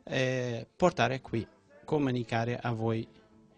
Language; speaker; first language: Italian; non-native, fluent; Central Kurdish